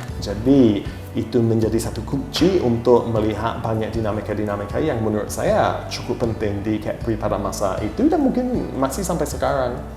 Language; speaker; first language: Indonesian; non-native, fluent; English